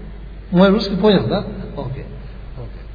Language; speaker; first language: Russian; non-native, learner; Tibetan